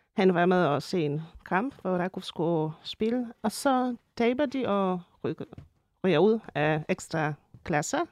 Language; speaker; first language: Danish; non-native, fluent; Polish